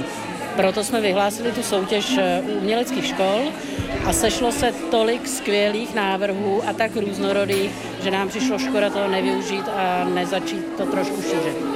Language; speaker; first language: Czech; native; Czech